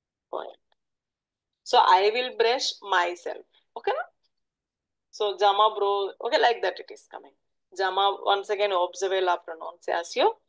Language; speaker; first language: English; non-native, local second language; Telugu